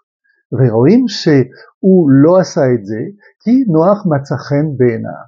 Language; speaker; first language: Hebrew; non-native, fluent; French